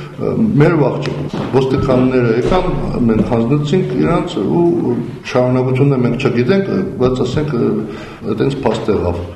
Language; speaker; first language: Armenian; native; Armenian